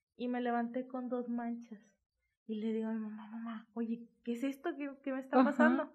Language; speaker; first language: Spanish; native; Spanish